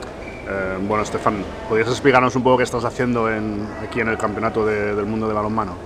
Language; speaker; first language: Spanish; native; Spanish